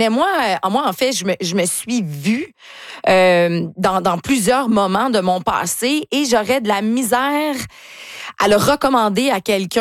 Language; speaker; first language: French; native; French